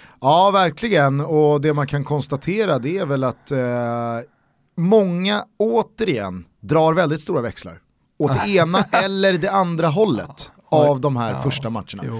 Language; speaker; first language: Swedish; native; Swedish